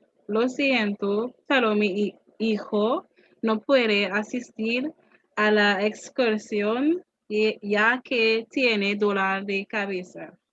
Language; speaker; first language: Spanish; non-native, learner; English